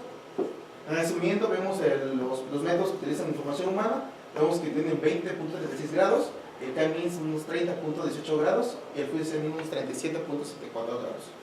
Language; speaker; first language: Spanish; native; Spanish